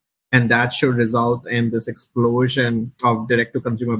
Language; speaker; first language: English; non-native, local second language; Hindi